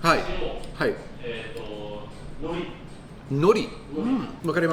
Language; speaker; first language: Japanese; non-native, learner; English